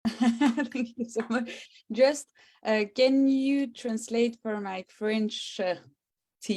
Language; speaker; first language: English; non-native, learner; French